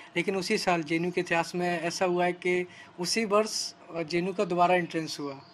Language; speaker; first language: Hindi; native; Hindi